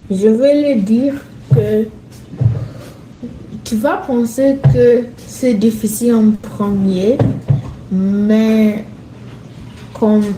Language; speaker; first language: French; non-native, learner; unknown